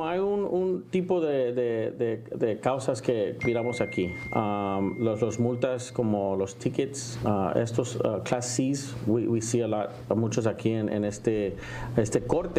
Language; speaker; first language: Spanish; non-native, local second language; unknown